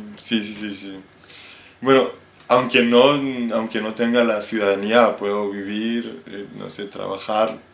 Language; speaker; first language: Spanish; non-native, fluent; Hebrew